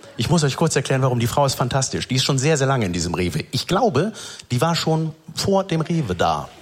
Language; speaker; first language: German; native; German